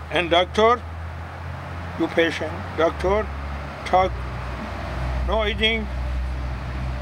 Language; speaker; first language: English; non-native, learner; Persian